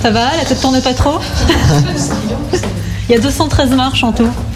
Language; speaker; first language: French; native; French